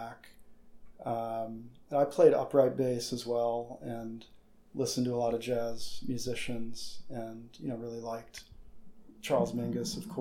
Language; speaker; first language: English; native; English